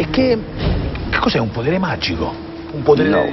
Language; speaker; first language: Italian; native; Italian